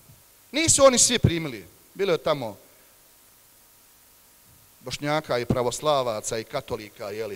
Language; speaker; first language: Serbian; native; Serbian